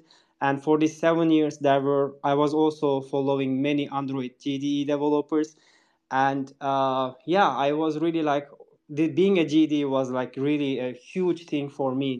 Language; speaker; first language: English; non-native, fluent; Turkish